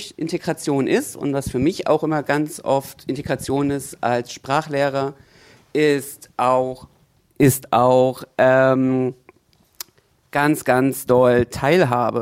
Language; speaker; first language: German; native; German